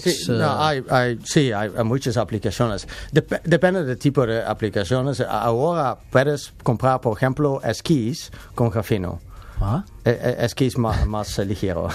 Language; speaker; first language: Spanish; non-native, learner; Dutch